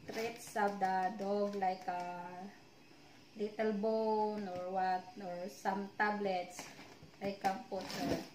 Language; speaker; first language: English; non-native, local second language; Filipino